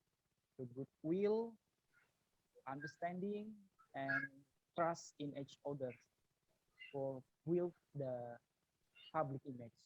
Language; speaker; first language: English; non-native, learner; Indonesian